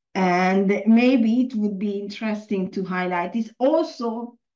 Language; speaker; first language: English; non-native, fluent; Hungarian